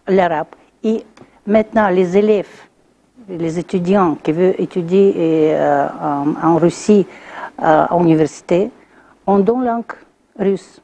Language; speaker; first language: French; non-native, learner; Russian